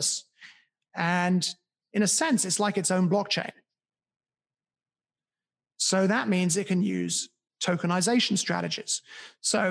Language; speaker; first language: English; native; English